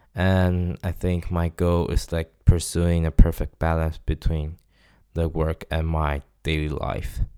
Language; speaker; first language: English; non-native, fluent; Chinese